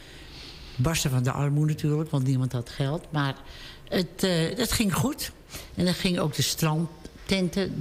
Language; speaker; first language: Dutch; native; Dutch